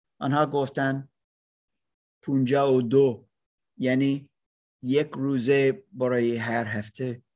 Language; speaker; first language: Persian; non-native, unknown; English